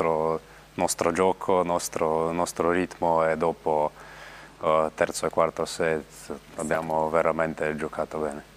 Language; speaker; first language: Italian; non-native, learner; Slovenian